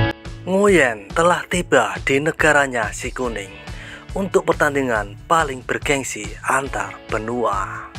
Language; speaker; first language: Indonesian; native; Indonesian